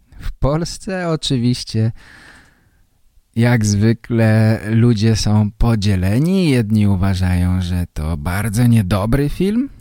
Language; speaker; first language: Polish; native; Polish